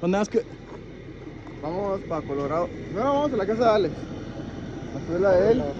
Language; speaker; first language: Spanish; early bilingual, other home language; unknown